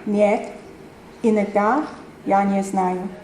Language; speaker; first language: Russian; non-native, learner; English